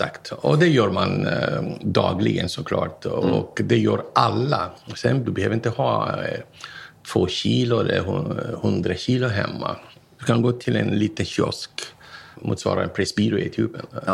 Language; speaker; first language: Swedish; non-native, fluent; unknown